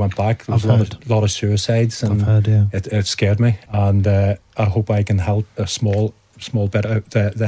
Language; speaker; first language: English; native; English